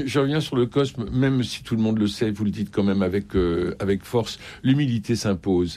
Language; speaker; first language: French; native; French